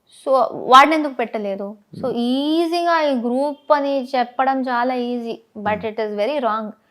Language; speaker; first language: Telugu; non-native, local second language; Tamil